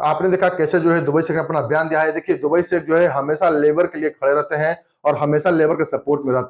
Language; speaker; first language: Hindi; native; Hindi